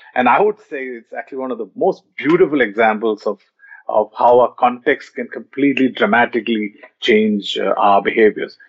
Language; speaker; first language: English; non-native, local second language; Malayalam